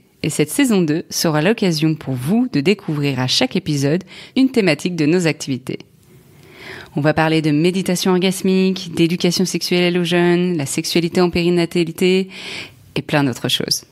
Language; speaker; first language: French; native; French